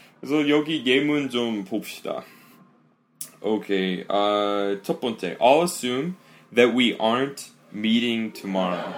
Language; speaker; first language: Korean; non-native, fluent; English